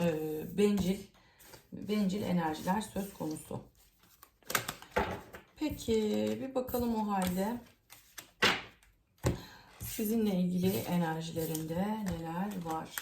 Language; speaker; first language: Turkish; native; Turkish